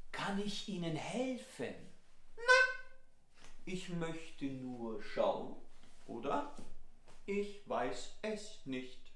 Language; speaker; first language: German; non-native, fluent; Italian